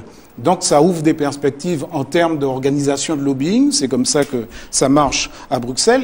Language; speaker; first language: French; native; French